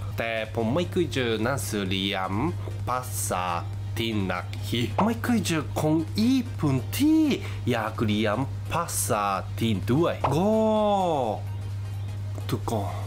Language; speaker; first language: Thai; non-native, fluent; Japanese